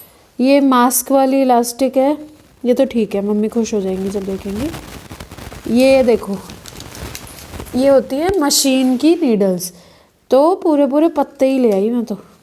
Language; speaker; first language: Hindi; native; Hindi